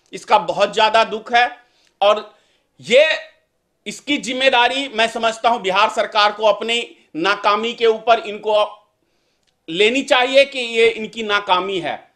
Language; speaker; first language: Hindi; native; Hindi